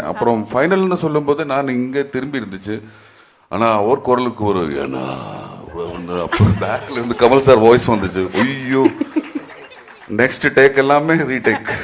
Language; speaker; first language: Tamil; non-native, learner; Malayalam